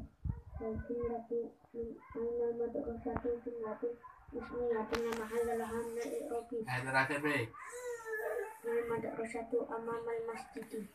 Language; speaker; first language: Arabic; non-native, learner; Javanese